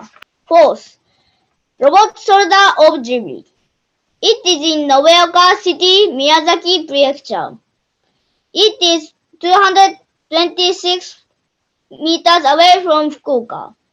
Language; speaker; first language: English; non-native, learner; Japanese